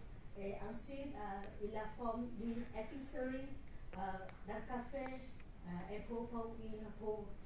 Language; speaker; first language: French; non-native, learner; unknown